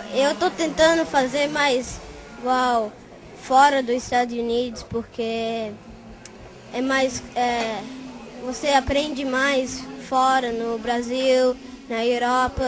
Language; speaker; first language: Portuguese; early bilingual, heritage; English